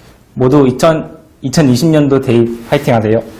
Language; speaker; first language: Korean; native; Korean